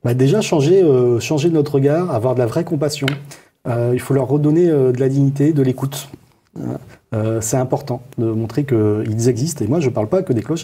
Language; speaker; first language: French; native; French